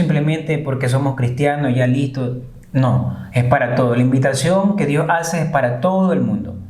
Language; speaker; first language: Spanish; native; Spanish